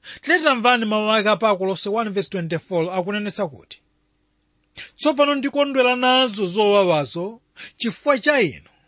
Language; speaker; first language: Nyanja; non-native, local second language; Tumbuka